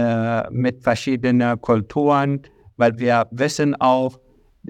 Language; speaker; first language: German; non-native, learner; Arabic